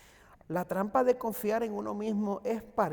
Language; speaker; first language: Spanish; native; Spanish